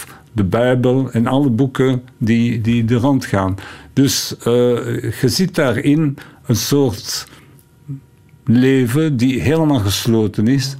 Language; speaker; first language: Dutch; non-native, local second language; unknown